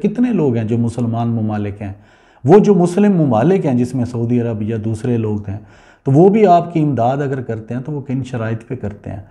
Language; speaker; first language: Urdu; non-native, local second language; Punjabi